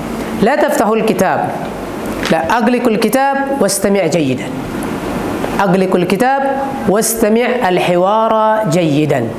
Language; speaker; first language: Arabic; non-native, fluent; Indonesian